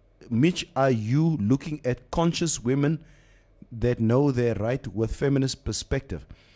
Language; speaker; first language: English; non-native, local second language; Afrikaans